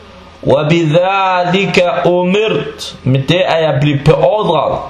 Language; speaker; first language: Danish; non-native, fluent; Arabic